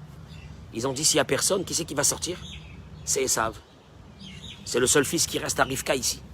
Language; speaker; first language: French; native; French